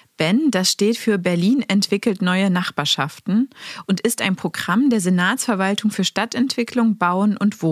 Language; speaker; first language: German; native; German